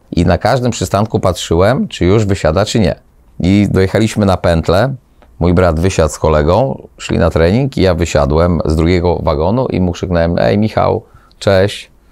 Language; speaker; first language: Polish; native; Polish